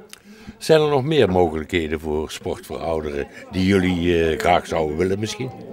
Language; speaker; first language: Dutch; native; Dutch